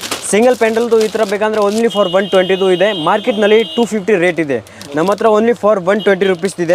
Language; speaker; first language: Kannada; non-native, local second language; Hindi